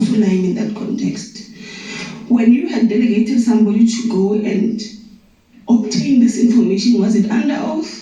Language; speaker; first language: English; non-native, local second language; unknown